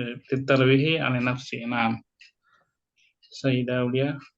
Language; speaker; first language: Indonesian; native; Indonesian